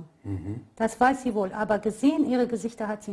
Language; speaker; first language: German; non-native, fluent; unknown